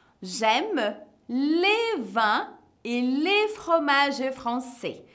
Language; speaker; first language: French; non-native, fluent; Portuguese